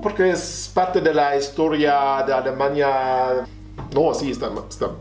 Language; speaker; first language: Spanish; non-native, fluent; German